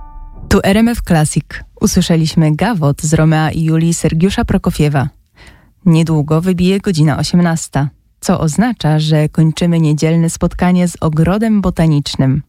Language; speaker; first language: Polish; native; Polish